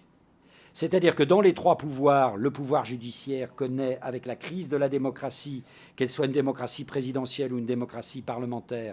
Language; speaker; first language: French; native; French